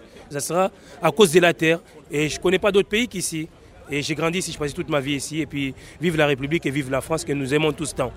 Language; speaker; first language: French; early bilingual, other home language; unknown